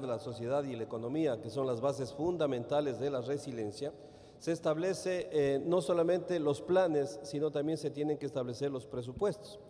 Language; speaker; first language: Spanish; native; Spanish